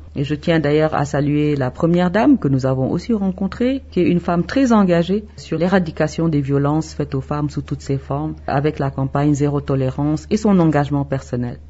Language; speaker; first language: French; non-native, local second language; Wolof